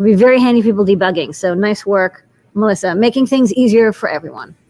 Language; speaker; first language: English; native; English